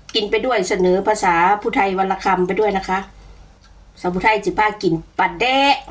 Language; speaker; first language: Thai; non-native, local second language; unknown